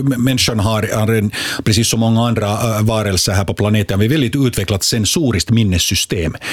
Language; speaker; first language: Swedish; native; Swedish